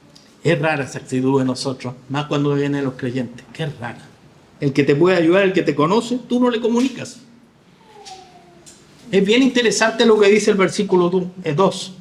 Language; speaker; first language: Spanish; native; Spanish